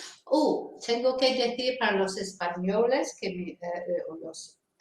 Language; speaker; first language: Spanish; non-native, fluent; English